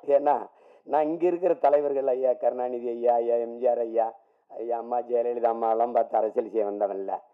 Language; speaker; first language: Tamil; native; Tamil